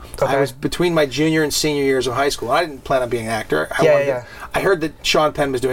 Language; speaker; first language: English; native; English